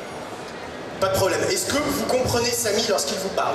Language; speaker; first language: French; native; French